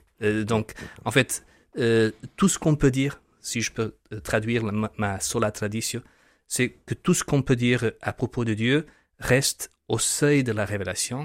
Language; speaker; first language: French; non-native, fluent; Portuguese